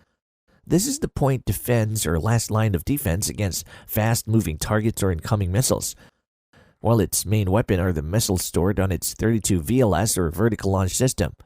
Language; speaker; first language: English; non-native, fluent; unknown